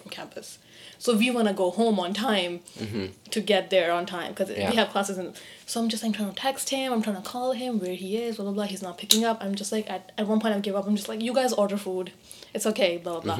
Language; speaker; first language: English; non-native, local second language; Urdu